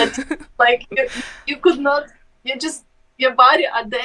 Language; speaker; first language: English; non-native, fluent; Ukrainian